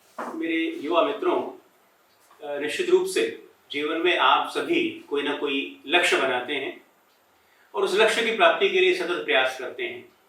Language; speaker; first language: Hindi; native; Hindi